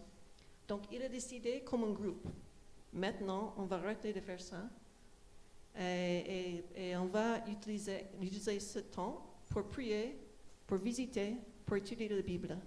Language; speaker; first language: French; non-native, fluent; English